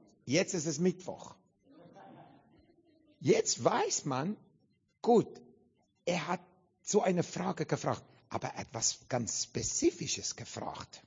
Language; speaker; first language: German; non-native, learner; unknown